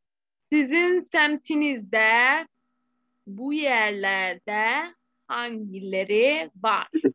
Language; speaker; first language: Turkish; non-native, fluent; Arabic